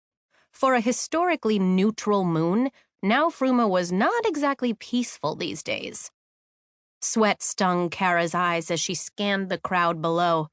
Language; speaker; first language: English; native; English